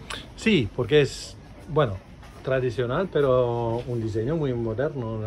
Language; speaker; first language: Spanish; non-native, fluent; English